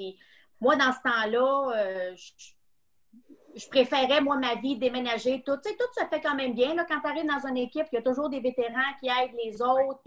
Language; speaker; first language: French; native; French